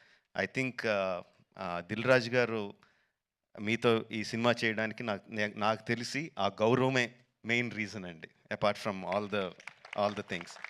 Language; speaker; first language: Telugu; native; Telugu